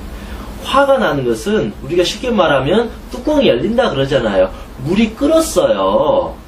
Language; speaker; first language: Korean; native; Korean